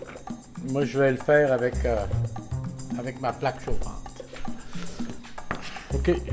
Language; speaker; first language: French; non-native, fluent; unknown